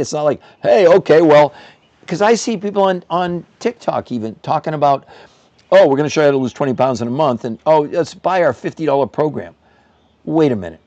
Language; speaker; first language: English; native; English